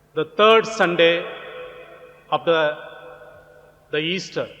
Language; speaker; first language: English; non-native, local second language; Gujarati